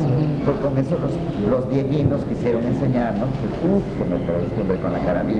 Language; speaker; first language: Spanish; native; Spanish